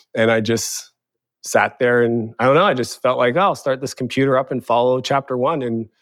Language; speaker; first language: English; native; English